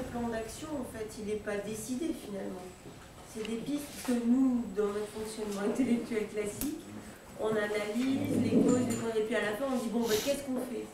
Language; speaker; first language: French; native; French